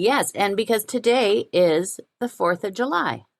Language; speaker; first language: English; native; English